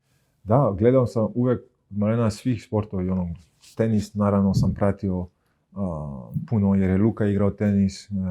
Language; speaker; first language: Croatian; early bilingual, heritage; Croatian